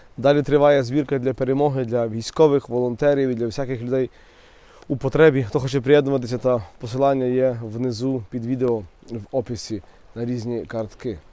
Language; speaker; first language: Ukrainian; native; Ukrainian